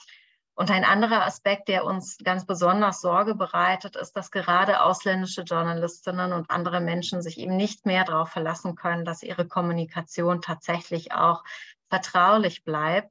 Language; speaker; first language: German; native; German